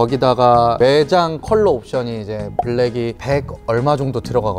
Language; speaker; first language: Korean; native; Korean